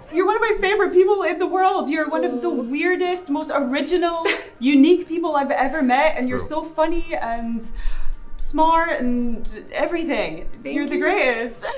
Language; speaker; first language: English; native; English